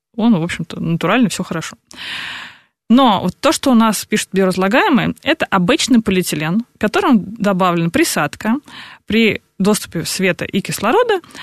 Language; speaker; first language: Russian; native; Russian